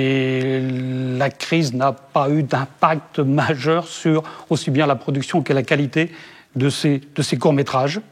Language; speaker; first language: French; native; French